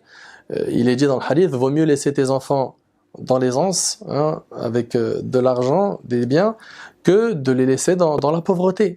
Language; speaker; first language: French; native; French